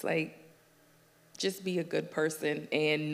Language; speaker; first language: English; native; English